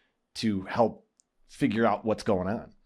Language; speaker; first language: English; native; English